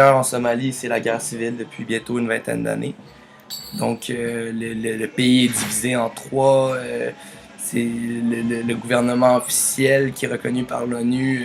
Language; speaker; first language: French; native; French